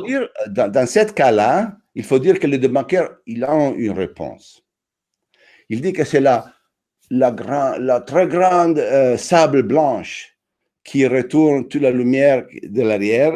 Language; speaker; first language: French; non-native, fluent; Italian